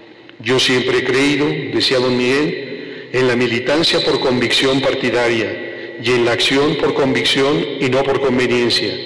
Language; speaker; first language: Spanish; native; Spanish